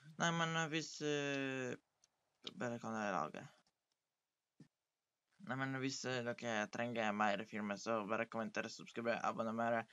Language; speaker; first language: Norwegian; early bilingual, other home language; Polish